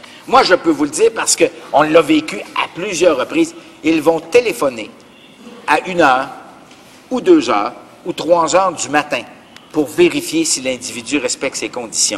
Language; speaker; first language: French; native; French